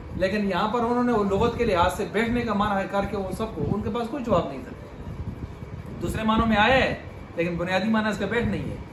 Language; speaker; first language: Urdu; non-native, local second language; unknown